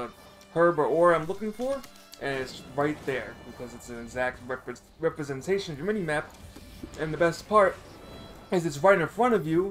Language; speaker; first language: English; native; English